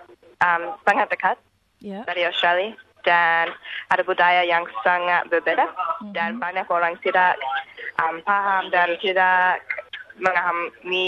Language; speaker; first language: Indonesian; non-native, learner; English